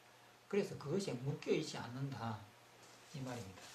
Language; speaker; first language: Korean; native; Korean